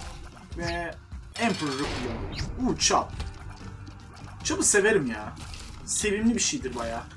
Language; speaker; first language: Turkish; native; Turkish